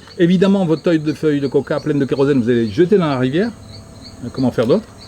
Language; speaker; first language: French; native; French